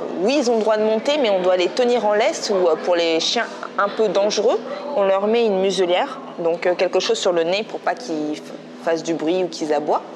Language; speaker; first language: French; native; French